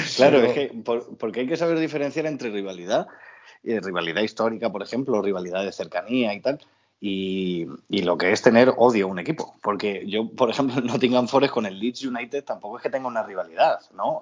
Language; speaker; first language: Spanish; native; Spanish